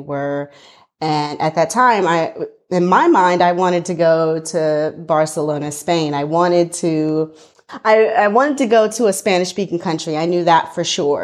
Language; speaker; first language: English; native; English